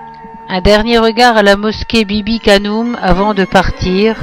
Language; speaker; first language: French; native; French